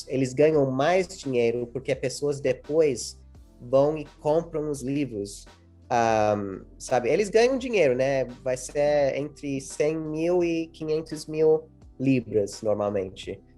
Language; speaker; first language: Portuguese; early bilingual, heritage; English